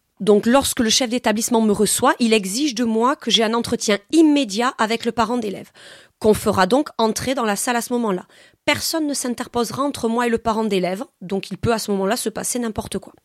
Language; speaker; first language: French; native; French